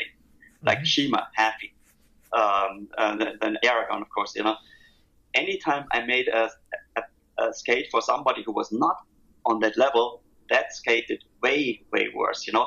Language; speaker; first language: English; non-native, fluent; German